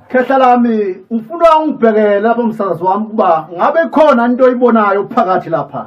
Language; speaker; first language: Zulu; native; Zulu